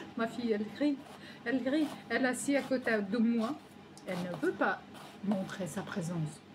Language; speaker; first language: French; non-native, learner; Ukrainian